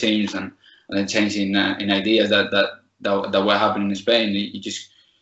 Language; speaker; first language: English; non-native, fluent; Spanish